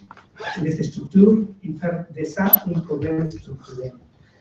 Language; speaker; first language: French; non-native, learner; Spanish